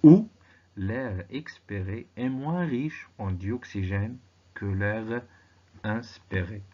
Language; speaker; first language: French; non-native, local second language; Arabic